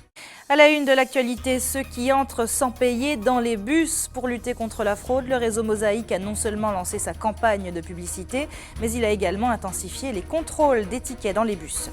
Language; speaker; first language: French; native; French